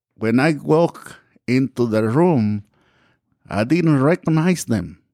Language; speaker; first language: English; non-native, learner; Spanish